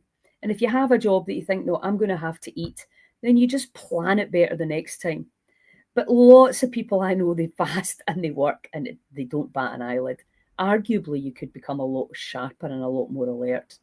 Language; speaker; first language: English; native; English